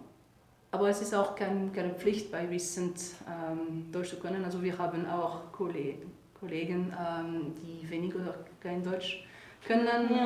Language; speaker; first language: German; non-native, fluent; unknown